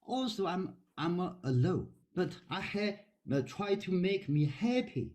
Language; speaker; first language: English; non-native, learner; Chinese